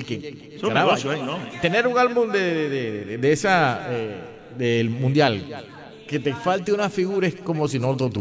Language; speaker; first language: Spanish; native; Spanish